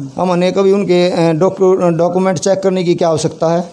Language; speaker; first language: Hindi; native; Hindi